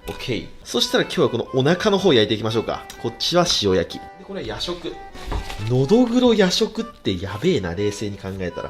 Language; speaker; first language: Japanese; native; Japanese